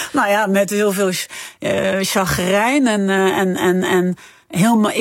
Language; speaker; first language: Dutch; early bilingual, other home language; French